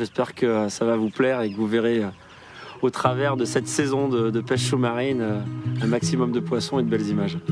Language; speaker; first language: French; native; French